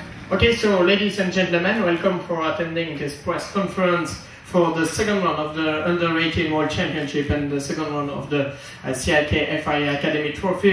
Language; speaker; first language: English; non-native, fluent; French